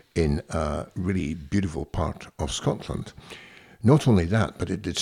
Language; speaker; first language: English; native; English